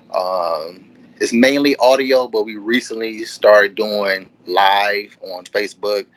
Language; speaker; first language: English; native; English